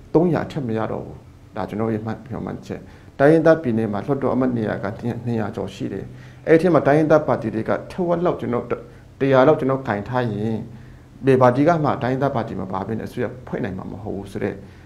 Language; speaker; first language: Burmese; non-native, local second language; Hakha Chin